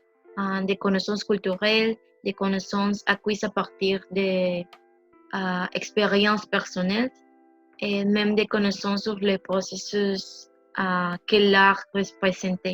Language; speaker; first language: French; non-native, learner; Spanish